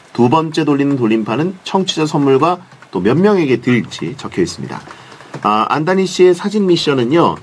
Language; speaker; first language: Korean; native; Korean